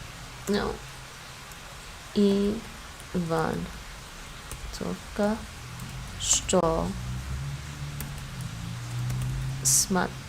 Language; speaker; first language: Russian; non-native, learner; English